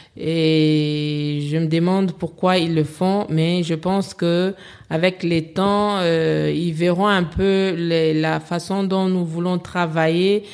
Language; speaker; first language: French; non-native, local second language; Lingala